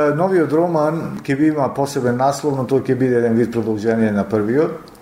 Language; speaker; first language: Macedonian; native; Macedonian